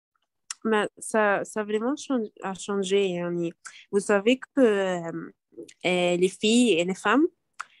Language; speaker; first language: French; non-native, learner; Arabic